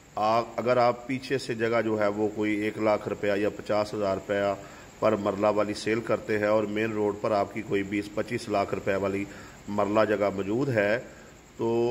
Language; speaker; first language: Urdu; non-native, local second language; Punjabi